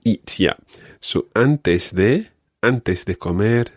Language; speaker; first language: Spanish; non-native, fluent; English